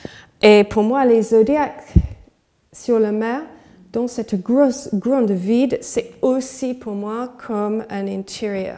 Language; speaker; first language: French; non-native, fluent; English